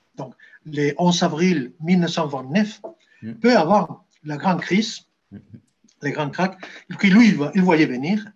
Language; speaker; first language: French; non-native, fluent; Spanish